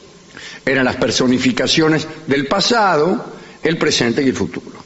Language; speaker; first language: Spanish; native; Spanish